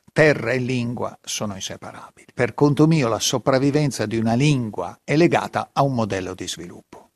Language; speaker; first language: Italian; non-native, local second language; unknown